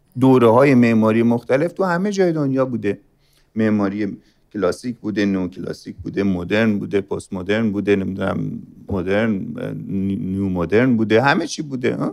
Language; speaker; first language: Persian; native; Persian